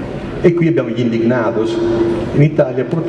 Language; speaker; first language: Italian; native; Italian